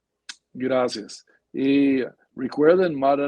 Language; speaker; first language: Spanish; non-native, fluent; English